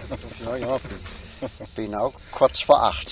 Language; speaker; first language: German; native; German